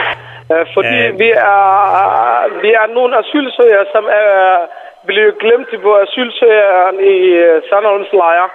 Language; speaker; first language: Danish; non-native, fluent; Somali